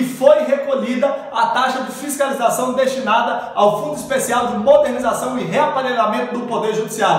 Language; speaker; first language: Portuguese; native; Portuguese